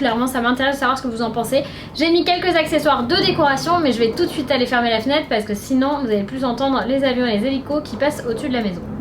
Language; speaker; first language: French; native; French